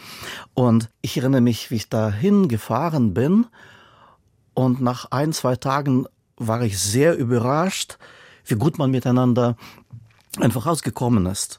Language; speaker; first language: German; non-native, fluent; Russian